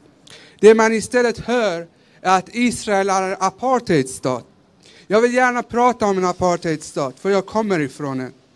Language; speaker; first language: Swedish; early bilingual, other home language; Persian